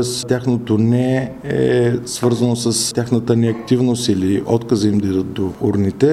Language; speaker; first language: Bulgarian; native; Bulgarian